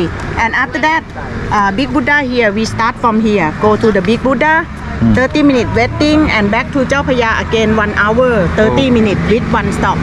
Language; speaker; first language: English; non-native, learner; Thai